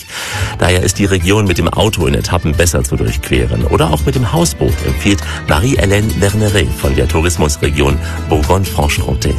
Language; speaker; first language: German; native; German